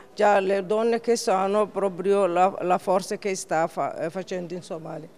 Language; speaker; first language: Italian; non-native, fluent; Somali